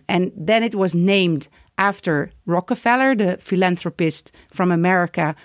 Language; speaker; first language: English; non-native, fluent; Dutch